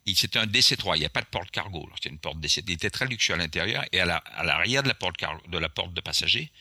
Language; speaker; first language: French; non-native, local second language; Guadeloupean Creole French